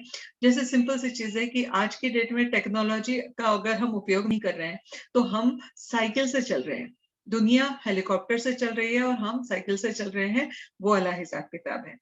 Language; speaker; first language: Hindi; native; Hindi